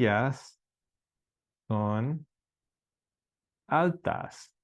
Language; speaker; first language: Spanish; non-native, fluent; English